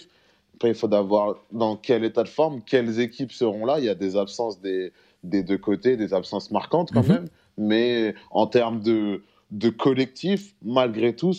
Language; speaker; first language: French; native; French